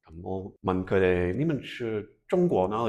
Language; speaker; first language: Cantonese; non-native, fluent; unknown